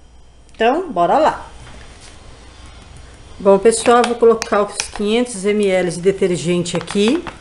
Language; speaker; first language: Portuguese; native; Portuguese